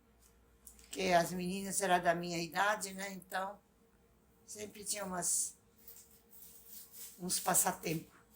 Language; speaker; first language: Portuguese; non-native, local second language; Japanese